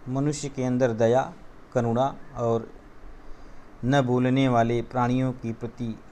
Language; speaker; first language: Hindi; non-native, local second language; Marathi